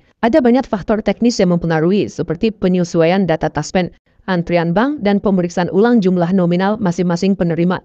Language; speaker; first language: Indonesian; native; Indonesian